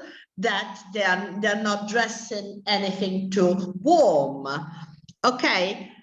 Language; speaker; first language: English; non-native, fluent; Italian